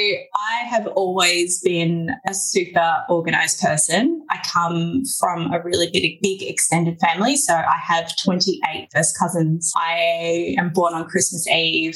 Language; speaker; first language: English; native; English